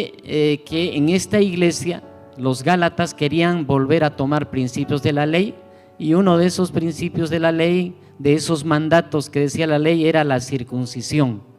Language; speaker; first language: Spanish; native; Spanish